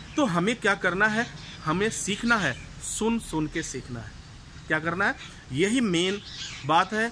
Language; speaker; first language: Hindi; native; Hindi